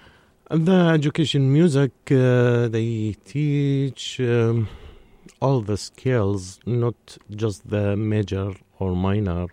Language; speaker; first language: English; non-native, learner; Arabic